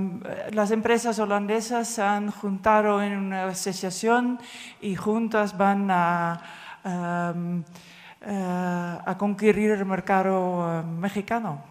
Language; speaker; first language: Spanish; non-native, fluent; Dutch